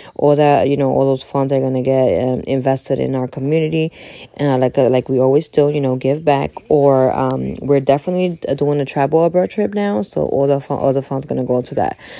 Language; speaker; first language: English; early bilingual, other home language; Spanish